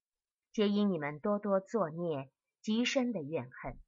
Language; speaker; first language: Chinese; native; Chinese